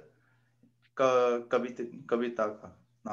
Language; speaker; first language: Hindi; non-native, learner; Korean